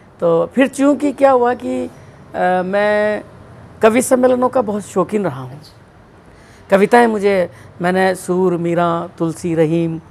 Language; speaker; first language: Hindi; native; Hindi